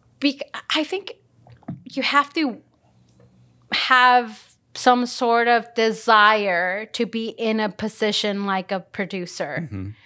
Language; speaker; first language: English; early bilingual, other home language; Spanish